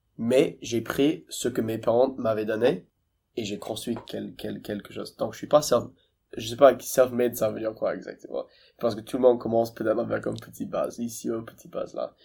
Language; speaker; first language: French; non-native, fluent; English